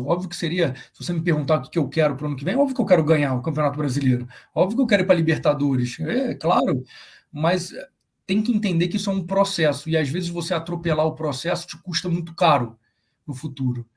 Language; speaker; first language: Portuguese; native; Portuguese